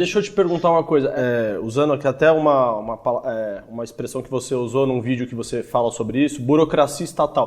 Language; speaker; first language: Portuguese; native; Portuguese